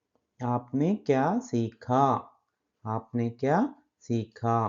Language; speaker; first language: Hindi; non-native, local second language; Kannada